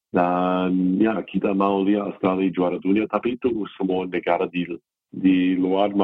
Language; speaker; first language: Indonesian; non-native, fluent; English